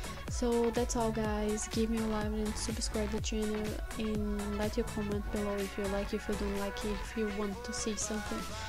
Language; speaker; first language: English; non-native, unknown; Portuguese